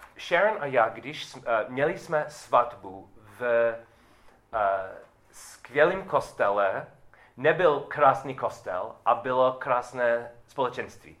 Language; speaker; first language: Czech; non-native, learner; English